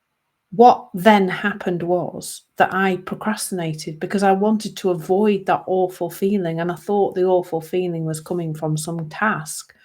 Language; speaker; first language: English; native; English